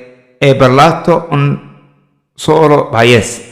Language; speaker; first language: Italian; non-native, fluent; Somali